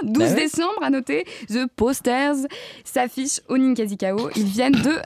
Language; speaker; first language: French; native; French